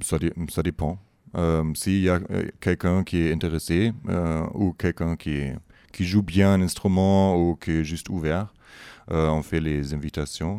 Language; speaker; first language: French; non-native, fluent; German